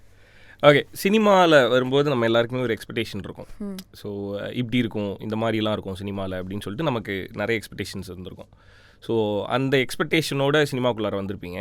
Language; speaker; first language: Tamil; native; Tamil